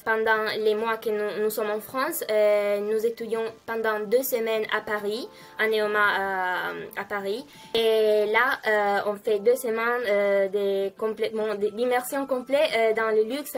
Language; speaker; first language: French; non-native, fluent; Italian